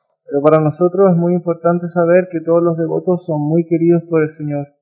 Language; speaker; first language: Spanish; native; Spanish